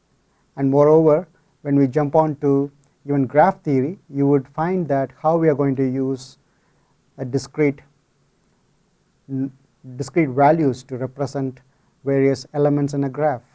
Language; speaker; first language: English; non-native, fluent; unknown